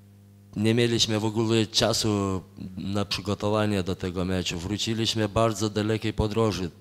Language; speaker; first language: Polish; non-native, fluent; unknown